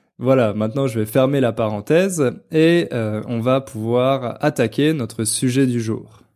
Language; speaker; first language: French; native; French